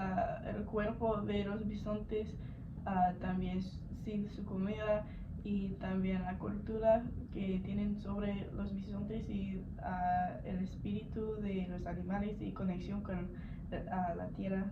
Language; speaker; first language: Spanish; non-native, learner; English